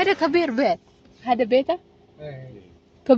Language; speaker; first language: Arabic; non-native, learner; Filipino